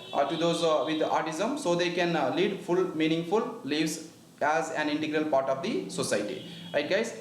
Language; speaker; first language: English; non-native, local second language; Telugu